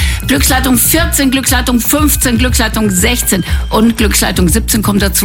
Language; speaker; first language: German; native; German